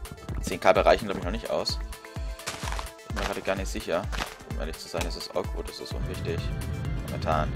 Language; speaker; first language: German; native; German